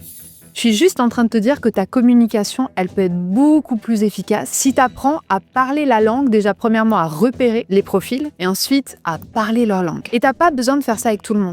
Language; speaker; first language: French; native; French